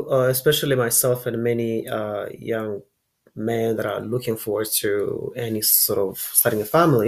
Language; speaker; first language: English; non-native, local second language; Kinyarwanda